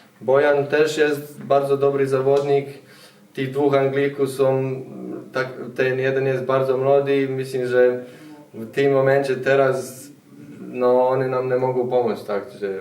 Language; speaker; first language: Polish; non-native, fluent; Bosnian